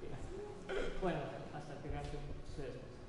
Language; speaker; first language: Spanish; native; Spanish